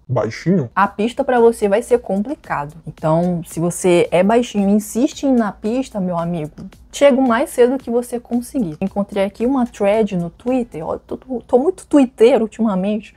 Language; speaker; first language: Portuguese; native; Portuguese